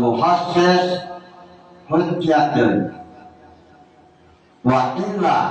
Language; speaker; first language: Arabic; non-native, fluent; Indonesian